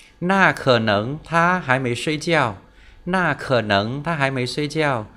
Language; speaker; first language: Chinese; non-native, fluent; Vietnamese